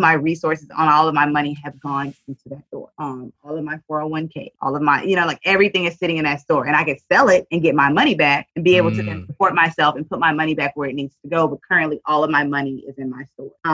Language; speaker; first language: English; native; English